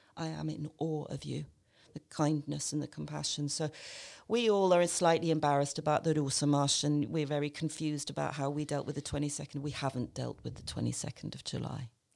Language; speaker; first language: English; native; English